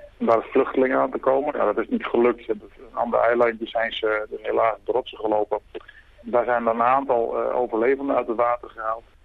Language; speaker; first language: Dutch; native; Dutch